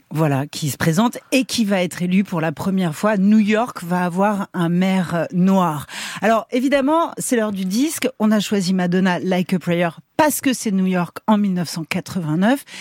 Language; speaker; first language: French; native; French